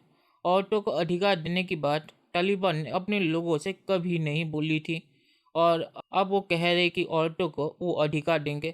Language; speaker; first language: Hindi; native; Hindi